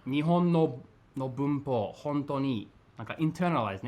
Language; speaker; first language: Japanese; non-native, fluent; English